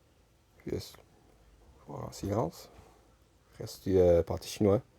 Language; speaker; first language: French; non-native, local second language; English